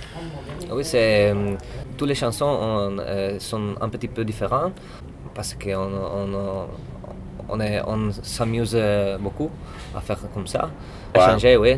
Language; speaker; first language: French; non-native, learner; Italian